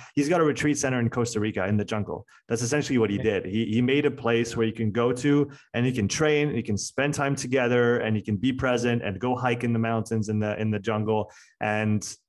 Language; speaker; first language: English; non-native, fluent; French